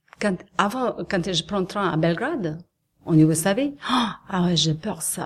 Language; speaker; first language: French; non-native, learner; Serbian